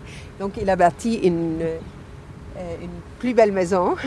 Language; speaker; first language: French; non-native, fluent; Arabic